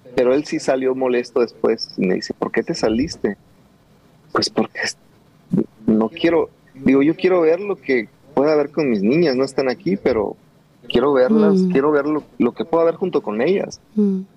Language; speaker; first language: Spanish; native; Spanish